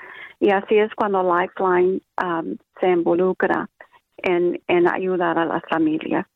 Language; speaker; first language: Spanish; early bilingual, other home language; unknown